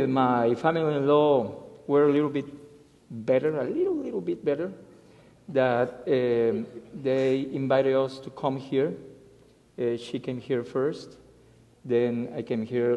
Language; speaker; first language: English; non-native, fluent; Spanish